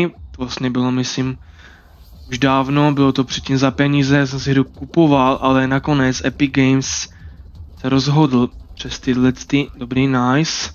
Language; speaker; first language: Czech; native; Czech